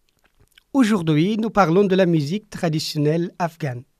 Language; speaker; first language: French; non-native, fluent; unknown